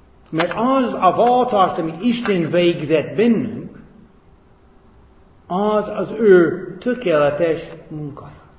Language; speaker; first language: Hungarian; non-native, fluent; English